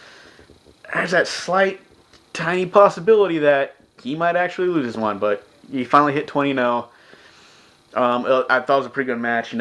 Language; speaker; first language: English; native; English